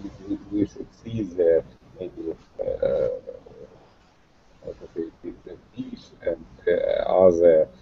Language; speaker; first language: English; non-native, learner; Russian